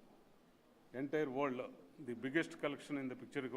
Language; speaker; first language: Tamil; non-native, learner; Telugu